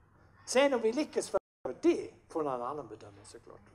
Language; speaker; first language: Swedish; non-native, fluent; English